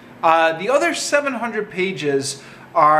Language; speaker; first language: English; native; English